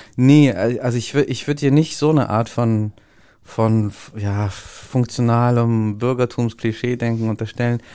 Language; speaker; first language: German; early bilingual, other home language; Russian